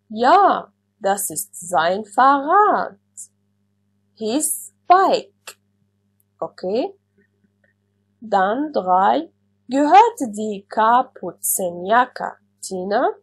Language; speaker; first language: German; non-native, fluent; Arabic